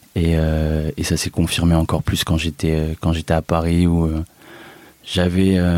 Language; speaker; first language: French; native; French